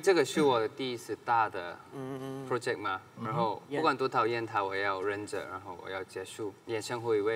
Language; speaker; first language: Chinese; non-native, learner; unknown